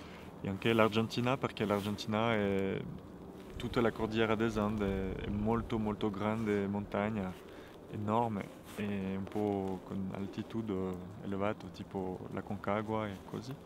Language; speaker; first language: Italian; non-native, fluent; French